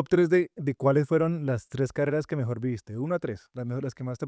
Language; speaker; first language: Spanish; native; Spanish